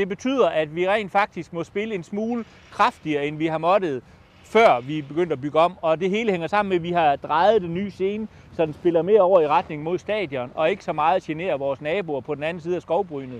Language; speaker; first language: Danish; native; Danish